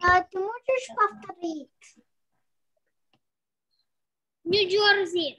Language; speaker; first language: Russian; early bilingual, heritage; Russian